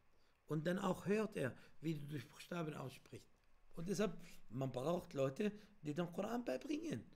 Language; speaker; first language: German; non-native, fluent; Arabic